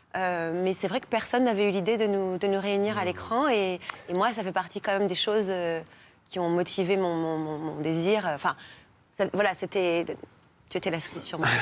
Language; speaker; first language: French; native; French